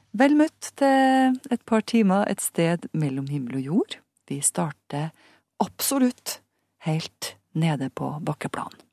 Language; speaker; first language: Norwegian; native; Norwegian